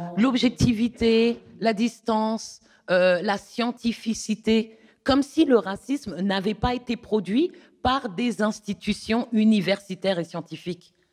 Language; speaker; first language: French; native; French